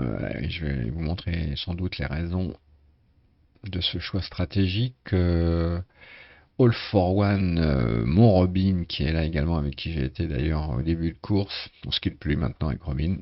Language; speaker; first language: French; native; French